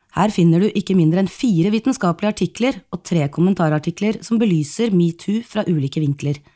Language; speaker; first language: Norwegian; native; Norwegian